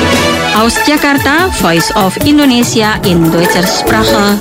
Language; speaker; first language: German; non-native, fluent; Indonesian